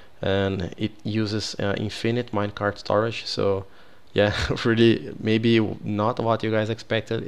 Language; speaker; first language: English; non-native, fluent; Portuguese